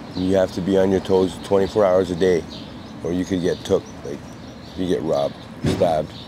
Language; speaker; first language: English; native; English